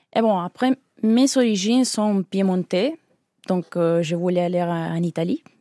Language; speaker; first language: French; non-native, learner; Spanish